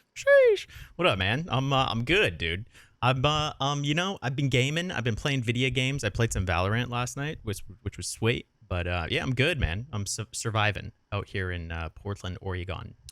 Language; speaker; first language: English; native; English